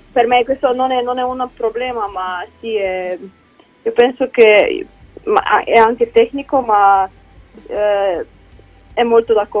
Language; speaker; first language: Italian; non-native, learner; Slovenian